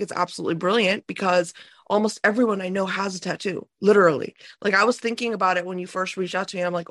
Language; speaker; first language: English; native; English